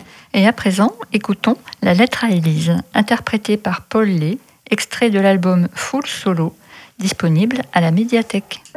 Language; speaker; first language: French; native; French